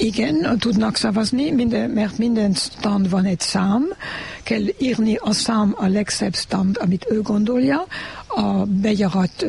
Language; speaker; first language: Hungarian; non-native, learner; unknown